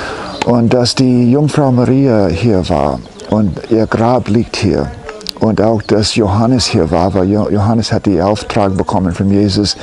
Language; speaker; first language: German; non-native, fluent; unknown